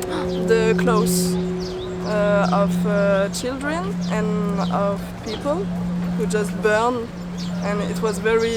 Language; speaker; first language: English; non-native, learner; French